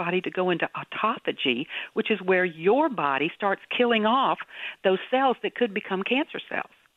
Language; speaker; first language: English; native; English